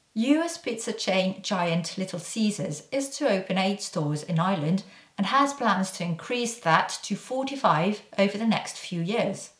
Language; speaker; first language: English; non-native, fluent; French